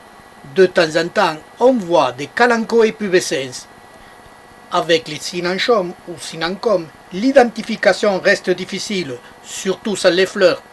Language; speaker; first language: French; native; French